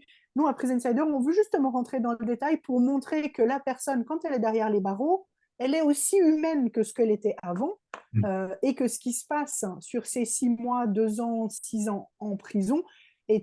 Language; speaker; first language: French; native; French